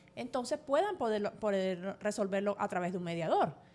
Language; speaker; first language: Spanish; native; Spanish